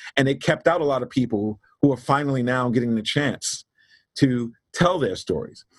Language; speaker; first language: English; native; English